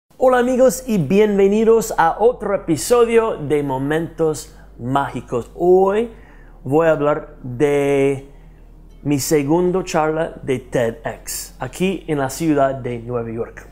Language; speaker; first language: Spanish; non-native, fluent; English